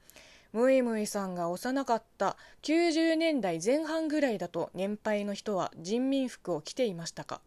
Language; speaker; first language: Japanese; non-native, fluent; Chinese